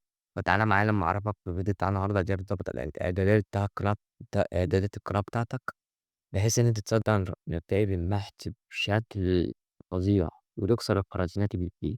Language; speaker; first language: Arabic; native; Arabic